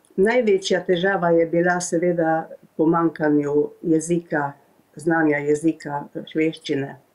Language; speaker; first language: Slovenian; native; Slovenian